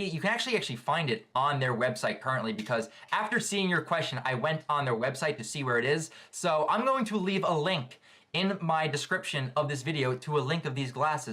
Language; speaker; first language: English; native; English